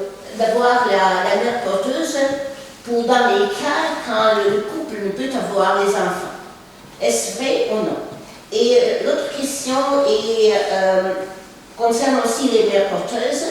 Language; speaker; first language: French; non-native, fluent; Russian